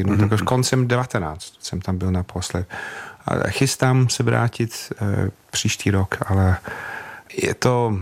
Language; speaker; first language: Czech; non-native, learner; English